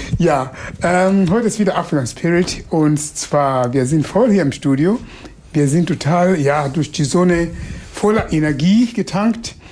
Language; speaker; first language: German; non-native, fluent; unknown